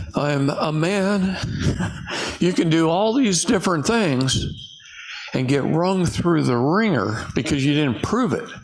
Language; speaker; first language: English; native; English